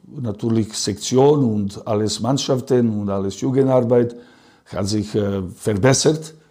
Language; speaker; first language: German; non-native, learner; Serbian